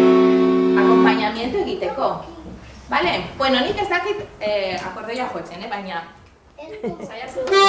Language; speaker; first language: Basque; non-native, local second language; Spanish